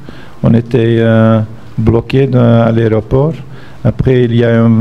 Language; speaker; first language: French; non-native, fluent; Dutch